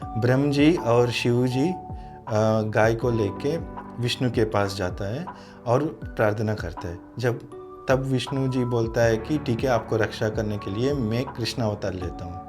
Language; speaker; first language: Hindi; non-native, local second language; Telugu